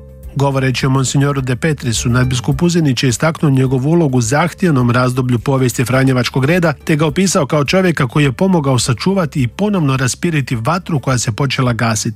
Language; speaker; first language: Bosnian; native; Bosnian